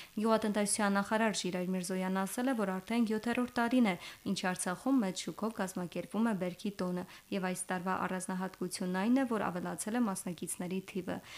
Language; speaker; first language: Armenian; native; Armenian